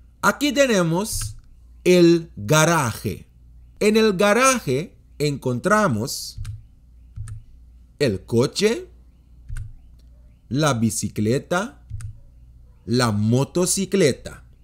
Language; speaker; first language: Spanish; non-native, fluent; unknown